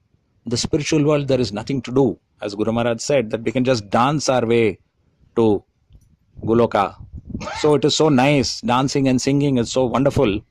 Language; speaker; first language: English; non-native, local second language; Tamil